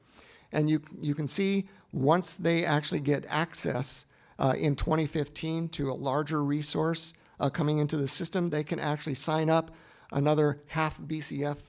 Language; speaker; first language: English; native; English